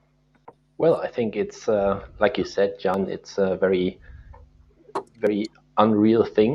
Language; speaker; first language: English; non-native, learner; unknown